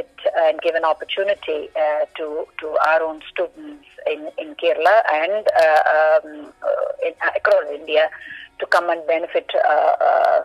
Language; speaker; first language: English; non-native, local second language; Malayalam